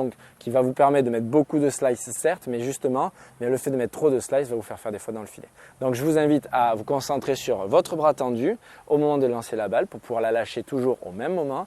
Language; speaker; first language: French; native; French